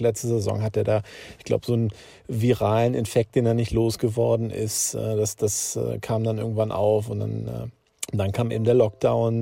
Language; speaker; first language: German; native; German